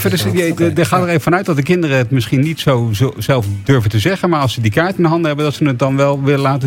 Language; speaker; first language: Dutch; native; Dutch